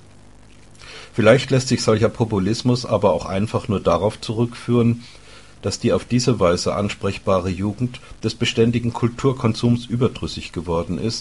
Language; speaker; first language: German; native; German